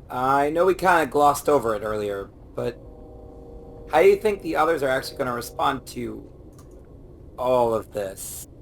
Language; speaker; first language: English; native; English